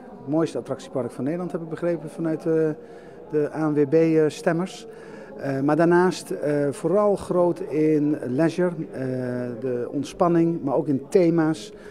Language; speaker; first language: Dutch; native; Dutch